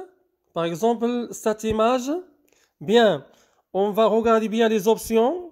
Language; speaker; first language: French; non-native, local second language; Arabic